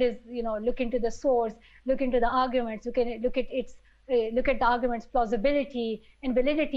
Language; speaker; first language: English; non-native, local second language; Pashto